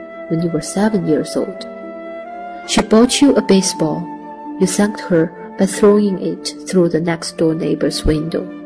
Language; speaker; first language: English; non-native, fluent; Chinese